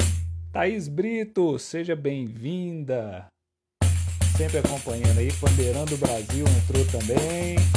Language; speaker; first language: Portuguese; native; Portuguese